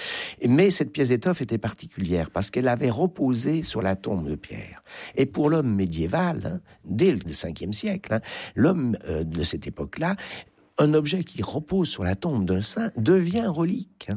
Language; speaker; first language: French; native; French